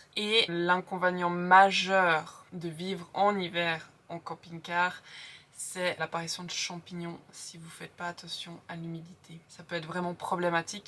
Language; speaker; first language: French; native; French